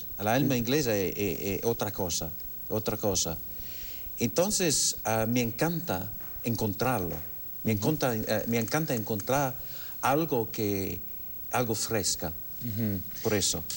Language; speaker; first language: Spanish; non-native, fluent; English